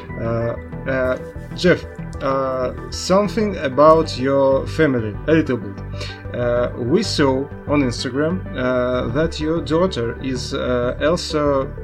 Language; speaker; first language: English; non-native, learner; Russian